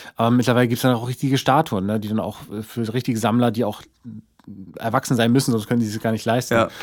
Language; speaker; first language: German; native; German